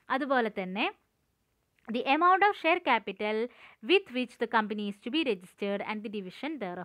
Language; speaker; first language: English; non-native, local second language; Malayalam